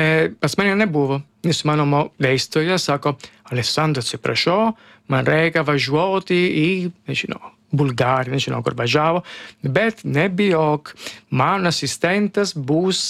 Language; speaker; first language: Lithuanian; non-native, learner; Italian